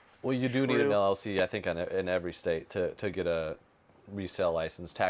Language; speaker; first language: English; native; English